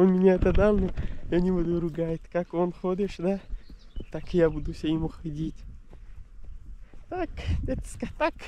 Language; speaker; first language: Russian; non-native, learner; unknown